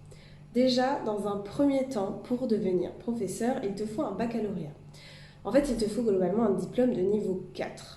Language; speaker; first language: French; native; French